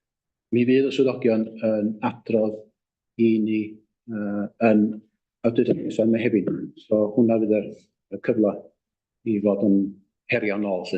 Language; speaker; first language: Welsh; native; Welsh